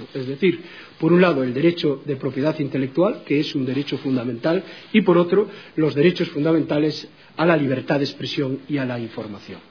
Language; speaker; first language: Spanish; native; Spanish